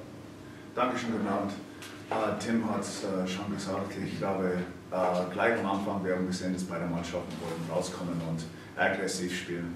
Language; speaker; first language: German; non-native, fluent; English